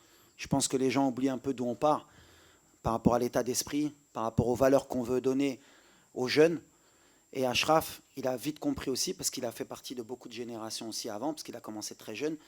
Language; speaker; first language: French; native; French